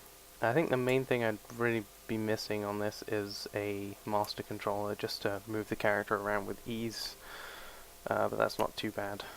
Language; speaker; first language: English; native; English